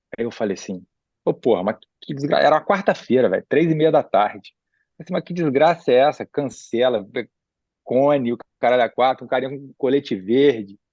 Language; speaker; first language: Portuguese; native; Portuguese